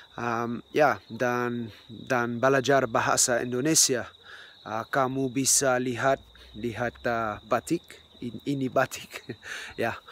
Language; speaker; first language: Indonesian; non-native, learner; English